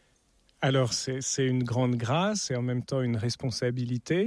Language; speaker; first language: French; native; French